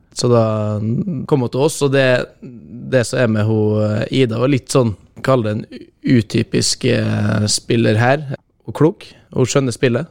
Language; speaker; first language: Norwegian; native; Norwegian